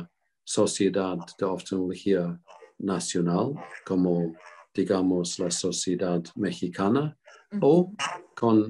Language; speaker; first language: Spanish; non-native, fluent; English